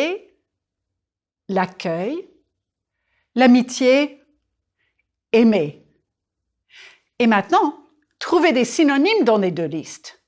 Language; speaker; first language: French; non-native, fluent; English